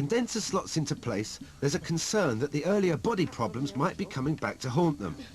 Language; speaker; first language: English; native; English